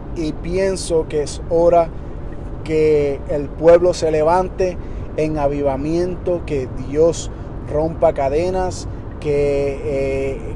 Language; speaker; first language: Spanish; early bilingual, heritage; Spanish